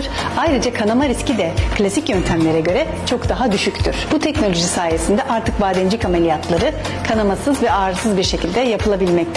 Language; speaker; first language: Turkish; native; Turkish